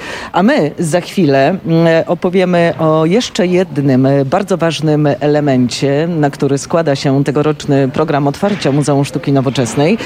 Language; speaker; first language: Polish; native; Polish